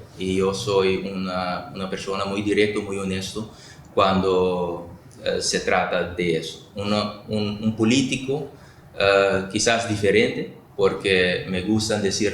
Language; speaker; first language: Spanish; non-native, local second language; Papiamento